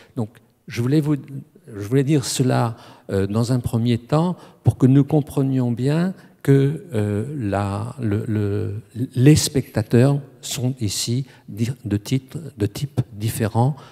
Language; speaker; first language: French; native; French